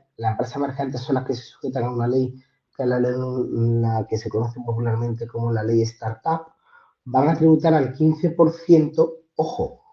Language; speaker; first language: Spanish; native; Spanish